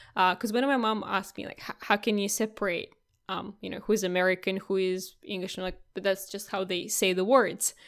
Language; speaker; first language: English; non-native, fluent; Russian